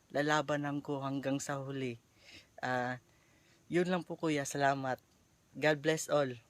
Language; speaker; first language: Filipino; non-native, local second language; Cebuano